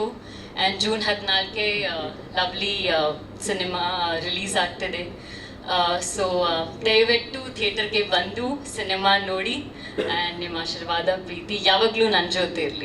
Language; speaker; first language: Kannada; non-native, learner; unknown